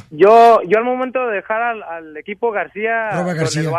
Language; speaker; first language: Spanish; early bilingual, heritage; Spanish